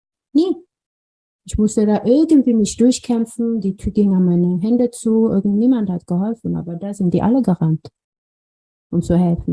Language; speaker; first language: German; non-native, fluent; Amharic